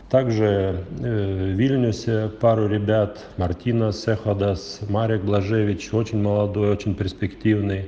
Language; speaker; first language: Russian; non-native, local second language; Lithuanian